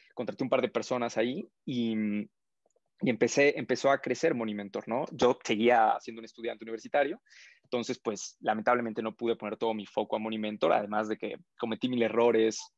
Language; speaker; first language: Spanish; native; Spanish